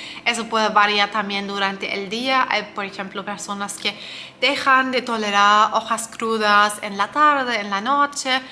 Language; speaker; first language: Spanish; non-native, fluent; German